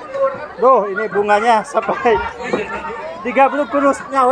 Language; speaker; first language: Indonesian; non-native, local second language; Sundanese